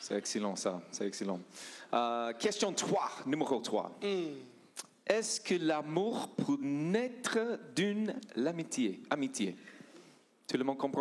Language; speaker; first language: French; non-native, learner; English